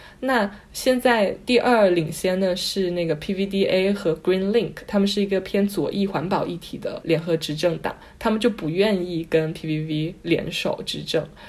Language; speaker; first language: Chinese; non-native, local second language; Cantonese